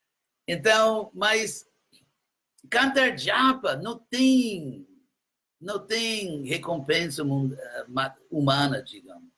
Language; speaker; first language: Portuguese; non-native, fluent; English